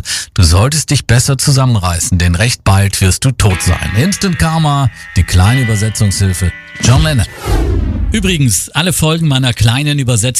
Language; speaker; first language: German; native; German